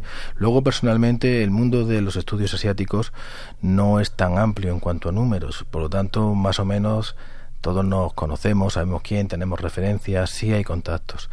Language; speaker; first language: Spanish; native; Spanish